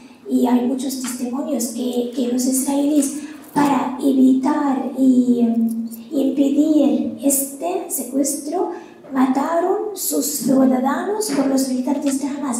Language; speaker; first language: Spanish; non-native, fluent; Arabic